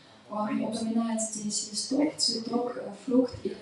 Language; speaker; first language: Russian; native; Russian